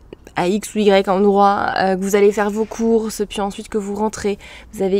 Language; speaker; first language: French; native; French